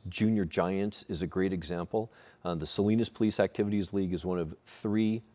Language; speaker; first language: English; native; English